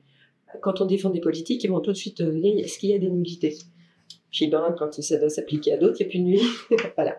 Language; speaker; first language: French; native; French